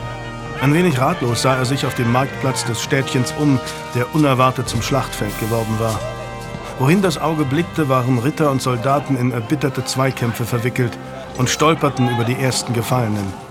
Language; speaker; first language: German; native; German